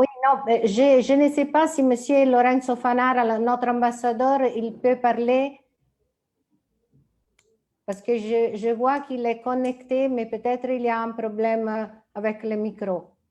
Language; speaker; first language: French; non-native, fluent; Italian